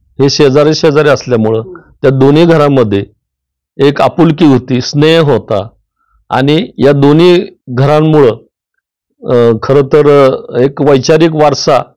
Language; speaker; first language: Marathi; native; Marathi